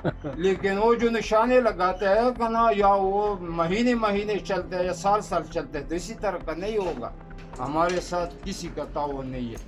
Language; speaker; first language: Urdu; non-native, local second language; Pashto